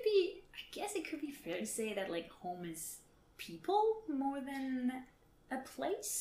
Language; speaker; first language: English; non-native, fluent; French